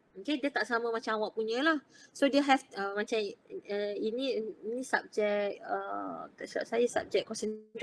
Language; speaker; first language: Malay; native; Malay